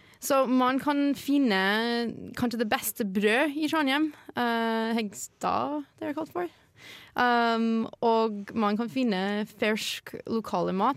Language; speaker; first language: Norwegian; non-native, fluent; English